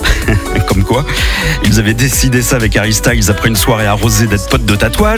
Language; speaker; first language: French; native; French